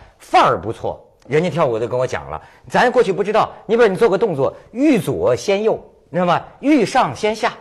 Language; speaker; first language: Chinese; native; Chinese